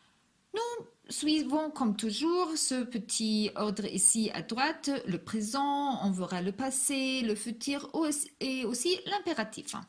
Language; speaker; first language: French; non-native, fluent; Hebrew